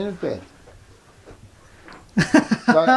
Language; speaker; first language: Russian; non-native, local second language; Armenian